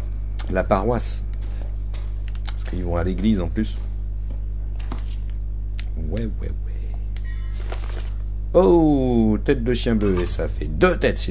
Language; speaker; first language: French; native; French